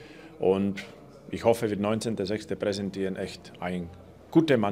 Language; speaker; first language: German; non-native, fluent; Slovak